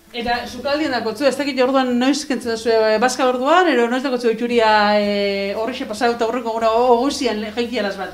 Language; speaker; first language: Basque; native; Basque